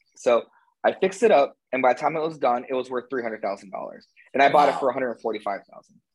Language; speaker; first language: English; native; English